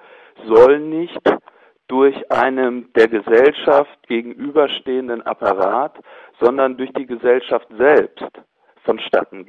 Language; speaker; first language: German; native; German